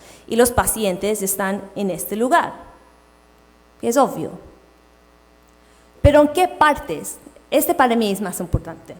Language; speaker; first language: Spanish; non-native, fluent; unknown